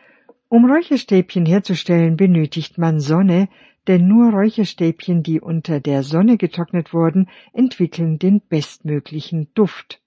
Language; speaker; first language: German; native; German